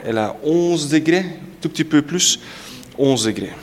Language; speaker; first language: French; non-native, local second language; Dutch